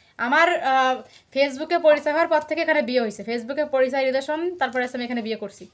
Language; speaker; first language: Bangla; native; Bangla